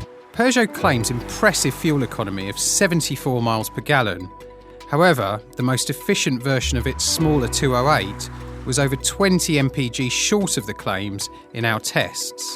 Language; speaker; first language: English; native; English